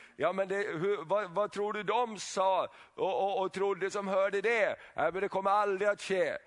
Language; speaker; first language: Swedish; native; Swedish